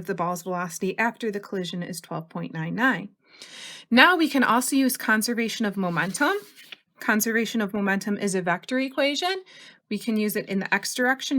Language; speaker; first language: English; native; English